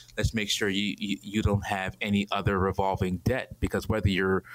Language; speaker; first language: English; native; English